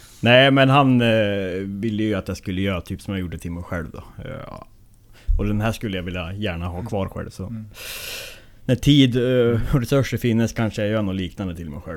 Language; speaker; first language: Swedish; native; Swedish